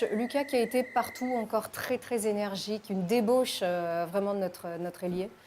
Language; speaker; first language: French; native; French